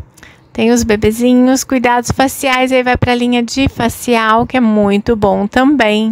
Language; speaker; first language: Portuguese; native; Portuguese